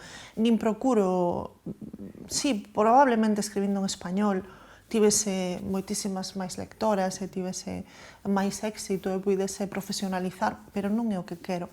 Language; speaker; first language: Galician; native; Galician